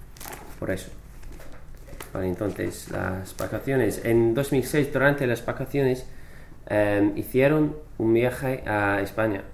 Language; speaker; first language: Spanish; non-native, fluent; English